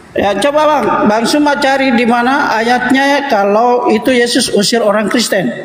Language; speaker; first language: Indonesian; native; Indonesian